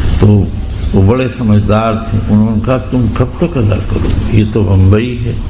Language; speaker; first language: Urdu; native; Urdu